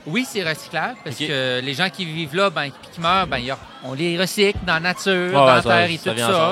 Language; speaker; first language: French; native; French